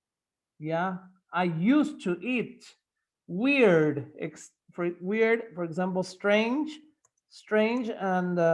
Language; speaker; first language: English; non-native, fluent; Spanish